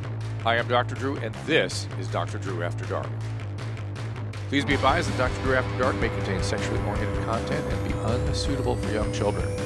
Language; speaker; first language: English; native; English